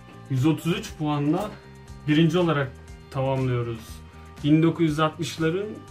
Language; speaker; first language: Turkish; native; Turkish